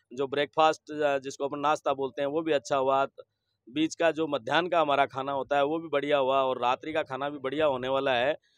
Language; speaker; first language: Hindi; native; Hindi